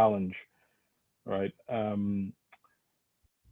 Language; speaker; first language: English; non-native, local second language; Yoruba